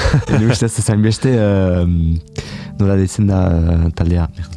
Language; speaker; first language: Basque; non-native, fluent; French